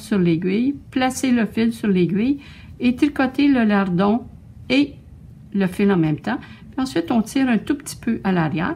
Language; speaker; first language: French; native; French